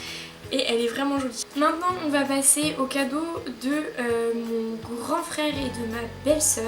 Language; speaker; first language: French; native; French